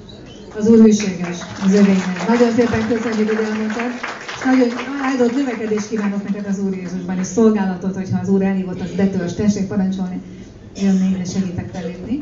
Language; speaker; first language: Hungarian; native; Hungarian